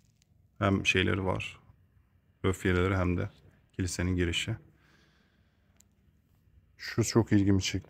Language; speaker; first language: Turkish; native; Turkish